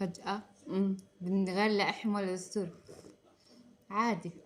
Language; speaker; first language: Arabic; native; Arabic